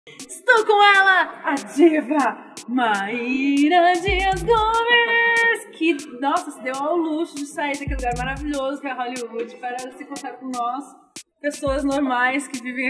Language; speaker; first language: Portuguese; native; Portuguese